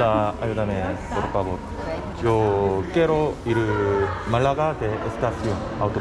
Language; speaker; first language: Spanish; non-native, learner; Korean